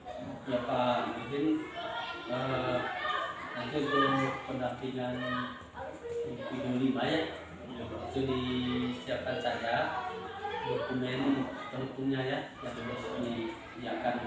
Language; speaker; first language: Indonesian; native; Indonesian